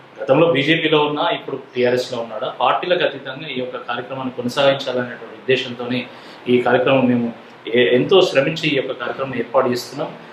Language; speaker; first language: Telugu; native; Telugu